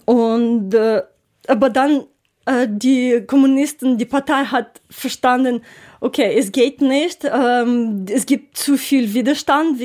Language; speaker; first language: German; non-native, learner; Ukrainian